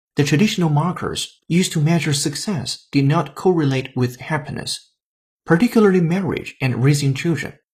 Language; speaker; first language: English; non-native, fluent; Chinese